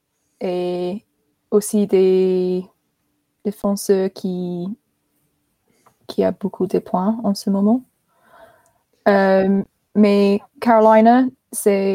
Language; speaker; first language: French; non-native, learner; English